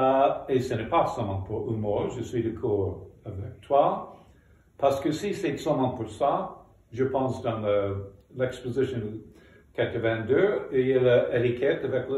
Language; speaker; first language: French; non-native, fluent; English